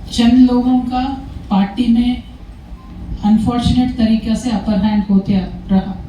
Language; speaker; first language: Hindi; non-native, local second language; Telugu